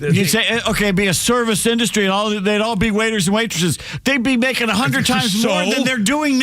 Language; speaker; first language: English; native; English